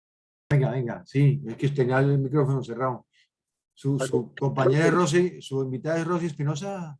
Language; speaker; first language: Spanish; native; Spanish